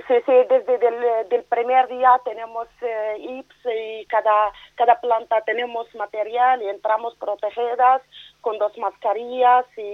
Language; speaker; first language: Spanish; non-native, learner; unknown